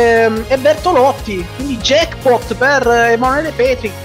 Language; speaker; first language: Italian; native; Italian